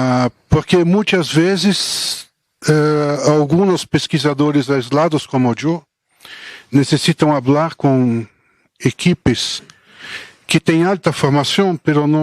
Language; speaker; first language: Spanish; non-native, fluent; Portuguese